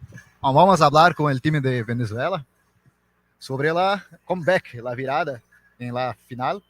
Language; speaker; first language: Spanish; non-native, fluent; Portuguese